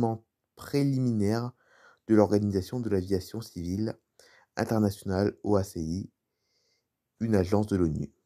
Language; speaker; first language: French; native; French